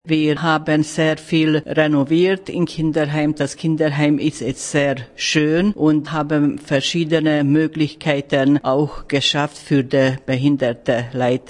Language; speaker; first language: German; non-native, learner; Hungarian